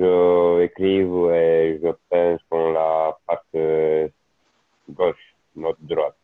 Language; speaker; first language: French; non-native, learner; Italian